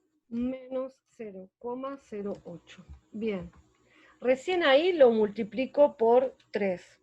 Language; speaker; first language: Spanish; native; Spanish